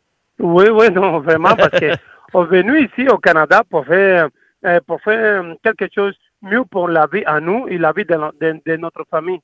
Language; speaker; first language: French; non-native, learner; Spanish